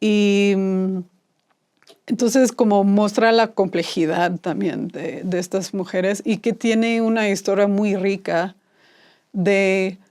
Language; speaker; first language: Spanish; non-native, fluent; English